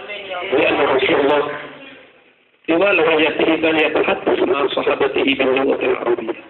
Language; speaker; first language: Arabic; non-native, fluent; Madurese